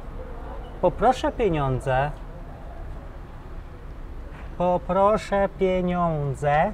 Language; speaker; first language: Polish; native; Polish